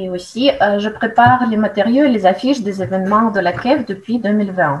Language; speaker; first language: French; non-native, fluent; Russian